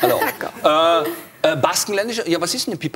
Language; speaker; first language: German; native; German